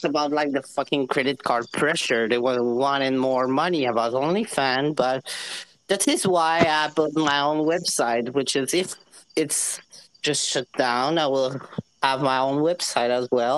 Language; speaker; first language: English; non-native, fluent; French